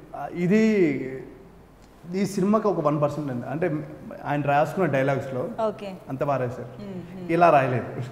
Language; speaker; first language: Telugu; native; Telugu